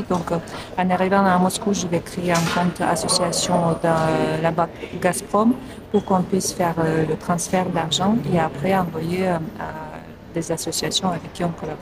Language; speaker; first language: French; non-native, fluent; Russian